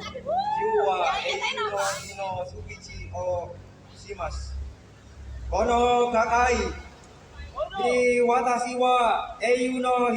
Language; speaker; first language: Japanese; non-native, learner; Indonesian